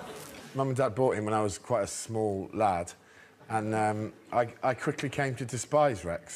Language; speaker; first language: English; native; English